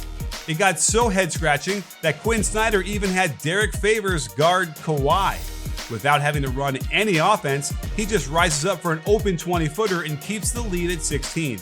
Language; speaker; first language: English; native; English